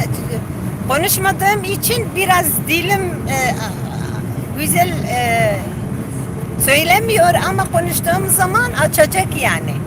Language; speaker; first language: Turkish; non-native, local second language; Kurdish